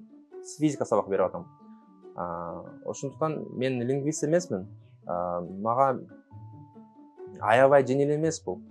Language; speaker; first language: Kyrgyz; non-native, local second language; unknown